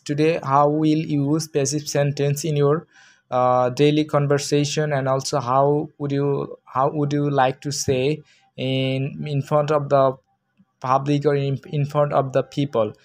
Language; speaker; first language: English; non-native, local second language; Bangla